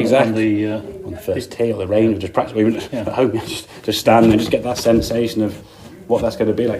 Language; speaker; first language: English; native; English